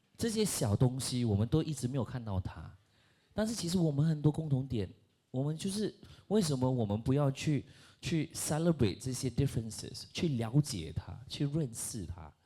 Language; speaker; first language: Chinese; non-native, local second language; Malay